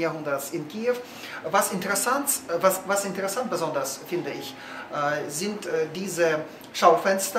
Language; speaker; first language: German; non-native, fluent; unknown